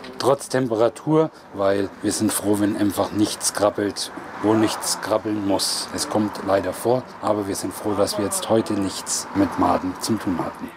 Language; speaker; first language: German; native; German